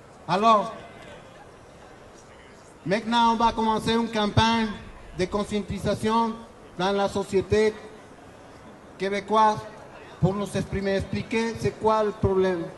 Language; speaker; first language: French; non-native, learner; Spanish